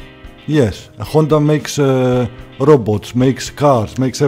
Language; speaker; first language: English; non-native, learner; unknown